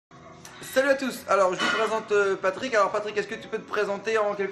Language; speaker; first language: French; native; French